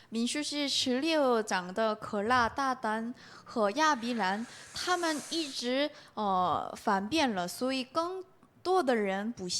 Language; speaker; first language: Chinese; non-native, learner; Korean